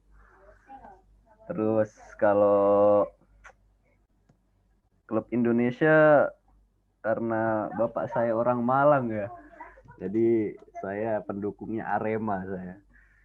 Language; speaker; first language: Indonesian; native; Indonesian